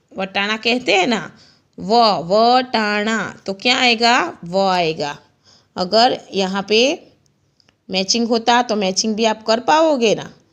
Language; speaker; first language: Hindi; non-native, local second language; Gujarati